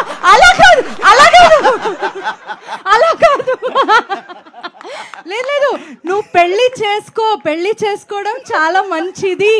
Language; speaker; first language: Telugu; non-native, fluent; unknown